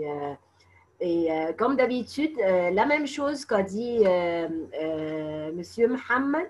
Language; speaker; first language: French; non-native, fluent; Arabic